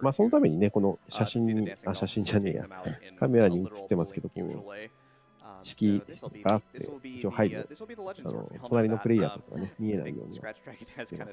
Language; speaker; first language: Japanese; native; Japanese